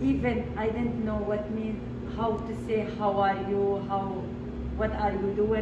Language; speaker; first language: English; non-native, learner; Arabic